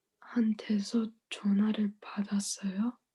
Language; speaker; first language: Korean; non-native, learner; English